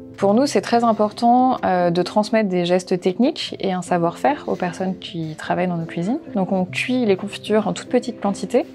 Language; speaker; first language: French; native; French